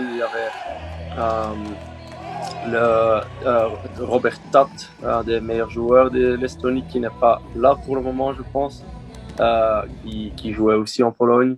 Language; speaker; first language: French; non-native, local second language; Dutch